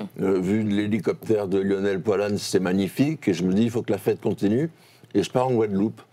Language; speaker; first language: French; native; French